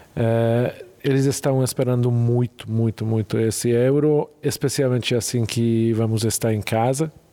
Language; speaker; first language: Portuguese; non-native, fluent; Hungarian